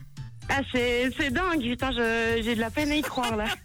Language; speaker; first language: French; native; French